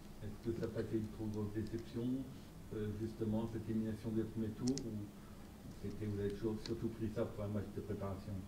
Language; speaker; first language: French; native; French